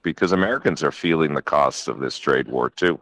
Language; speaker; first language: English; native; English